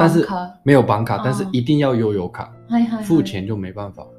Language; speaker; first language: Chinese; native; Chinese